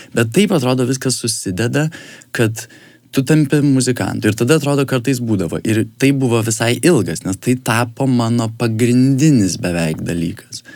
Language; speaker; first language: Lithuanian; native; Lithuanian